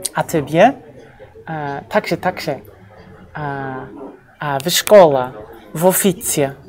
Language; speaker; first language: Russian; non-native, learner; English